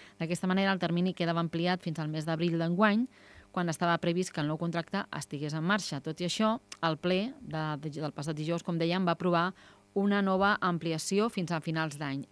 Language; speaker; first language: Catalan; native; Catalan